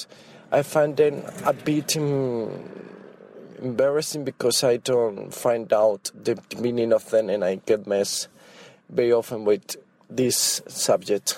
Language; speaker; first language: English; non-native, fluent; Spanish